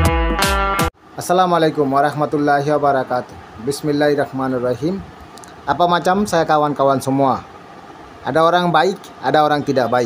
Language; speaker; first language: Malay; non-native, learner; Bangla